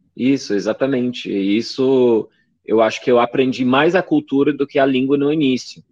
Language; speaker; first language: Portuguese; non-native, fluent; English